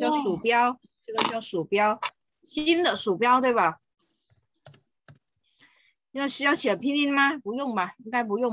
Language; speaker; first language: Chinese; non-native, fluent; Vietnamese